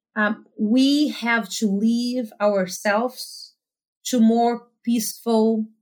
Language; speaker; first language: English; non-native, fluent; Portuguese